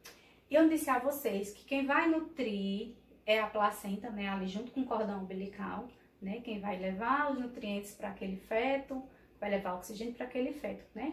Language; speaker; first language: Portuguese; native; Portuguese